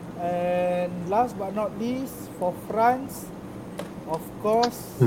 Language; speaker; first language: English; non-native, local second language; Malay